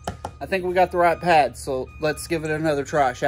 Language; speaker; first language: English; native; English